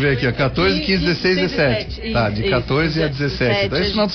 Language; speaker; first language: Portuguese; native; Portuguese